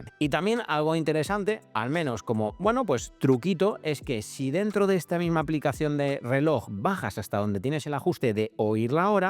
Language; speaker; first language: Spanish; native; Spanish